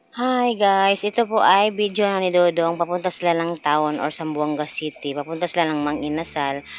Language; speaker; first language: Filipino; non-native, local second language; Cebuano